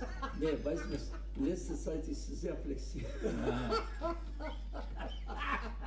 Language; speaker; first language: German; non-native, learner; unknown